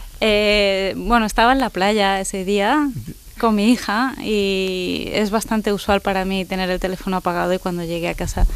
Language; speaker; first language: Spanish; native; Spanish